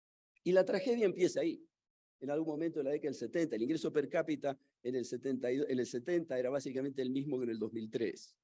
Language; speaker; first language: Spanish; native; Spanish